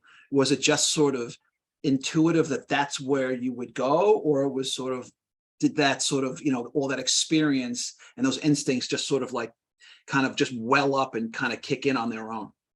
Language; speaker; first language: English; native; English